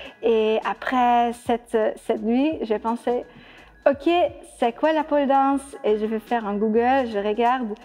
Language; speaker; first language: French; non-native, fluent; Dutch